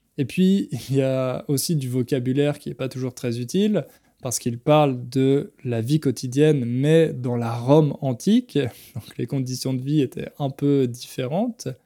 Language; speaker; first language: French; native; French